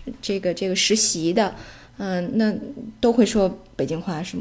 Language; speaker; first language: Chinese; native; Chinese